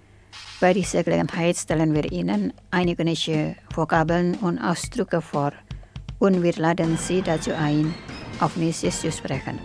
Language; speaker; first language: German; non-native, fluent; Indonesian